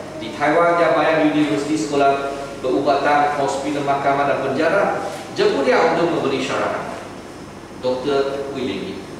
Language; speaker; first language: Malay; non-native, local second language; Chinese